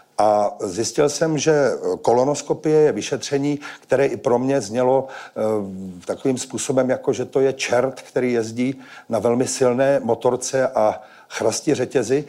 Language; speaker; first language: Czech; native; Czech